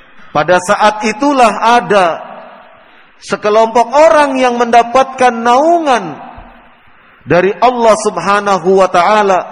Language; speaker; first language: Indonesian; native; Indonesian